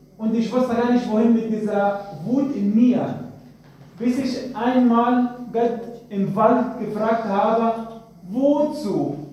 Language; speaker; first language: German; non-native, fluent; Arabic